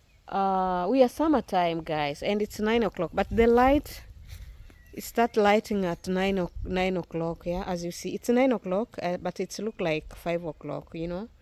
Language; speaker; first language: English; non-native, learner; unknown